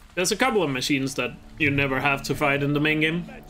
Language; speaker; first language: English; non-native, fluent; Danish